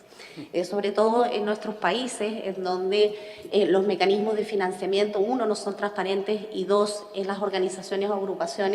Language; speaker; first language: Spanish; native; Spanish